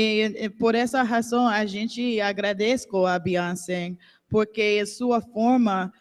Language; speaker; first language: Portuguese; non-native, learner; English